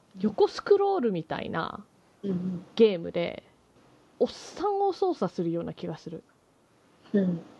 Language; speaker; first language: Japanese; native; Japanese